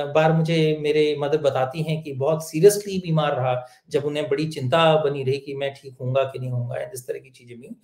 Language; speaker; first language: Hindi; native; Hindi